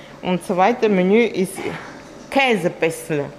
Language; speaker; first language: German; non-native, learner; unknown